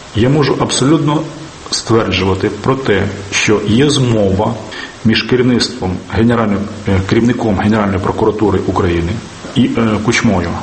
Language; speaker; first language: Ukrainian; native; Ukrainian